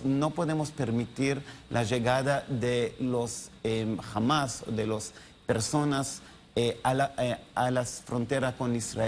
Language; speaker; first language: Spanish; non-native, learner; Hebrew